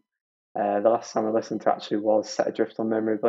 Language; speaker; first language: English; native; English